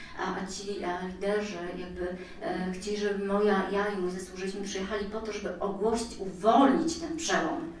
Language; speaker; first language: Polish; native; Polish